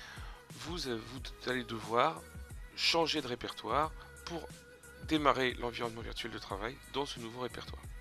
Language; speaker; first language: French; native; French